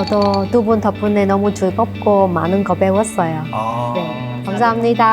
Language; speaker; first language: Korean; non-native, learner; Vietnamese